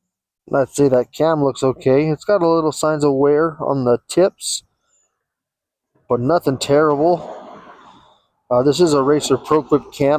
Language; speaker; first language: English; native; English